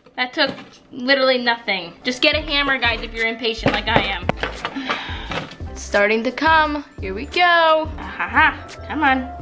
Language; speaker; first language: English; native; English